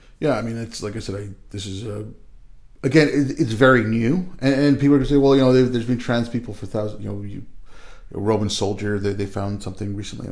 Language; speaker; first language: English; early bilingual, other home language; Urdu